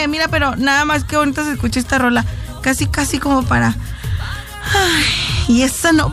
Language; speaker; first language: Spanish; native; Spanish